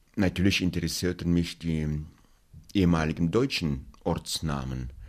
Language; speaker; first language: German; non-native, fluent; Russian